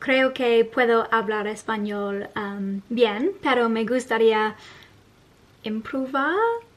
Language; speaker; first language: Spanish; non-native, learner; English